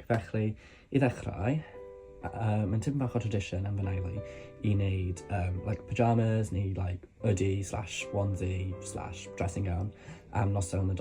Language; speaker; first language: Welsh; non-native, local second language; English